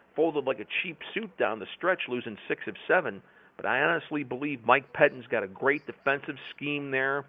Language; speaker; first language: English; native; English